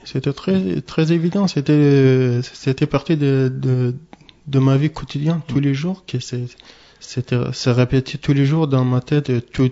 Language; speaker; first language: French; non-native, learner; Arabic